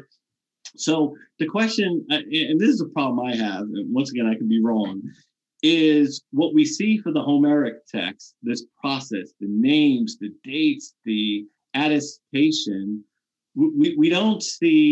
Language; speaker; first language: English; native; English